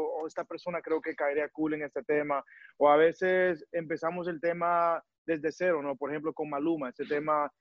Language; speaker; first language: Spanish; early bilingual, heritage; Spanish